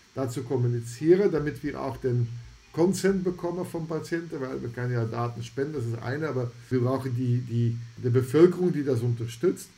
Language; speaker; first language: German; non-native, fluent; Dutch